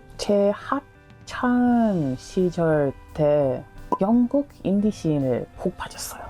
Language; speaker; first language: Korean; non-native, learner; English